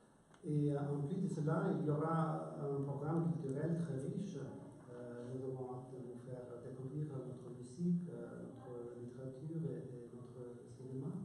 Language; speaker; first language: French; non-native, fluent; Icelandic